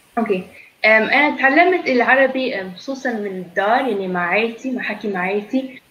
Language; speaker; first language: Arabic; early bilingual, heritage; Arabic